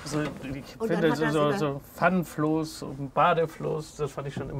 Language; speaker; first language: German; native; German